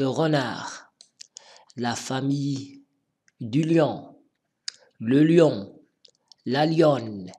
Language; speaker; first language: French; non-native, local second language; Arabic